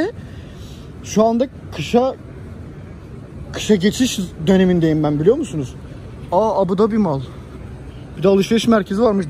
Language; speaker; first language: Turkish; native; Turkish